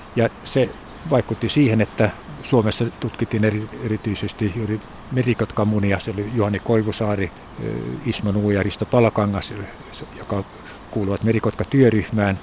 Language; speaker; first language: Finnish; non-native, local second language; Swedish